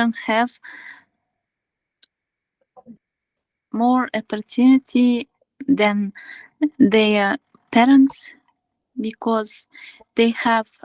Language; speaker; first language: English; non-native, learner; Kazakh